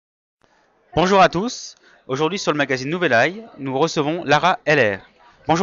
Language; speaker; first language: French; native; French